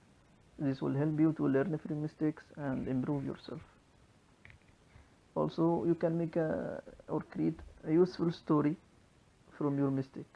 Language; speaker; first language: English; non-native, local second language; Arabic